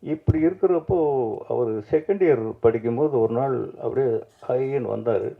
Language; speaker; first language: Tamil; native; Tamil